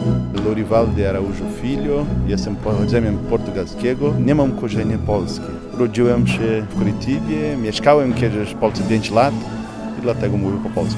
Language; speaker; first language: Polish; non-native, learner; Portuguese